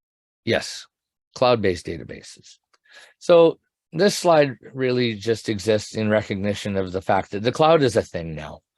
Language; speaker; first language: English; native; English